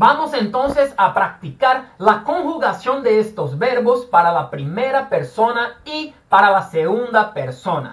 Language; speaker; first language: Spanish; non-native, fluent; Portuguese